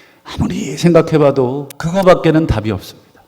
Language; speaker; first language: Korean; native; Korean